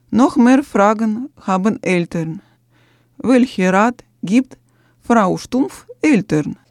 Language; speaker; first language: German; non-native, fluent; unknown